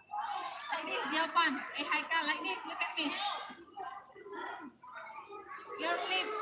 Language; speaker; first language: English; non-native, learner; Indonesian